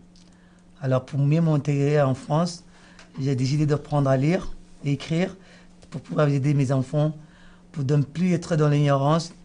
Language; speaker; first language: French; non-native, fluent; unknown